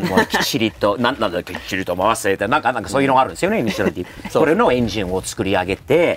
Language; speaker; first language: Japanese; non-native, fluent; English